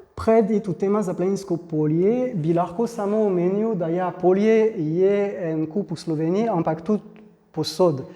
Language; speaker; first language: Slovenian; non-native, fluent; French